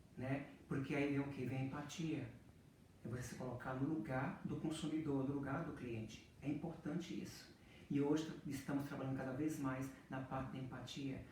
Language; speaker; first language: Portuguese; native; Portuguese